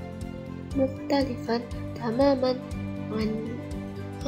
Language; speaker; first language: Arabic; non-native, learner; Indonesian